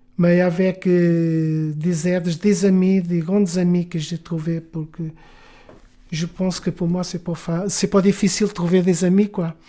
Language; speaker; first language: French; non-native, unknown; Portuguese